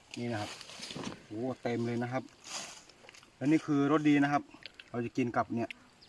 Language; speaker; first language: Thai; non-native, local second language; Karen languages